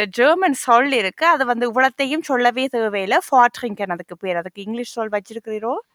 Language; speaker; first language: Tamil; native; Tamil